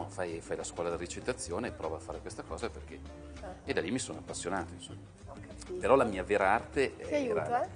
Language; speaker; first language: Italian; native; Italian